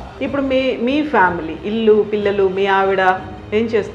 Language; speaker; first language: Telugu; native; Telugu